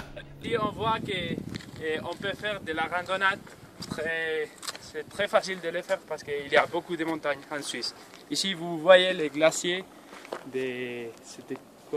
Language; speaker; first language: French; non-native, fluent; Spanish